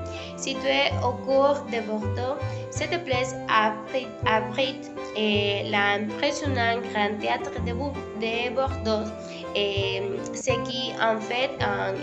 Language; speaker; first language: French; non-native, learner; Spanish